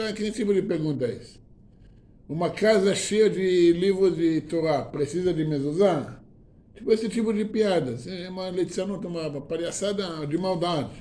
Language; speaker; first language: Portuguese; non-native, fluent; Hebrew